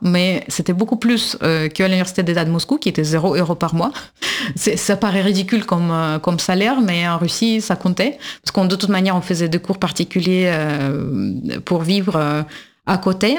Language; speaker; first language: French; non-native, fluent; Russian